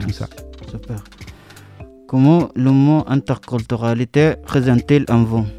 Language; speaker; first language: French; non-native, learner; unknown